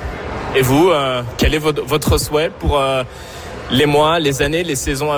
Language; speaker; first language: French; native; French